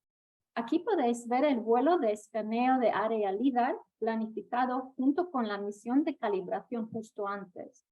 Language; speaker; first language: Spanish; non-native, fluent; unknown